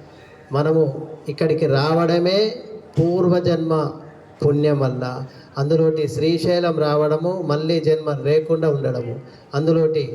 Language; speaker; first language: Telugu; native; Telugu